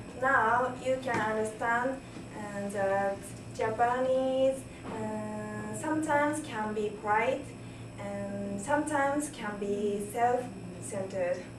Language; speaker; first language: English; non-native, learner; Japanese